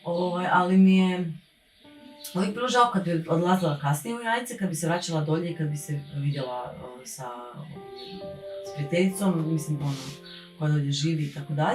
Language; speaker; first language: Bosnian; native; Bosnian